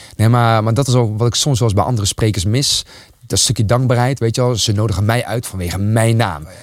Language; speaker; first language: Dutch; early bilingual, other home language; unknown